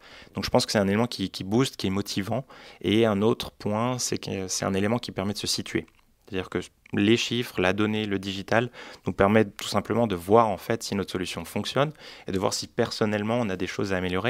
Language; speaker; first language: French; native; French